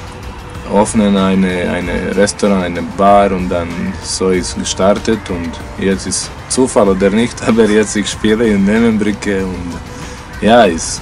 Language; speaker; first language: German; non-native, learner; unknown